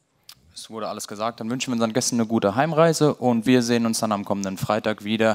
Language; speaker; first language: German; native; German